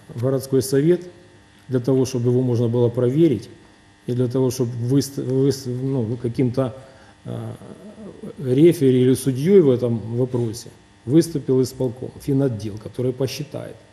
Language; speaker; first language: Russian; native; Russian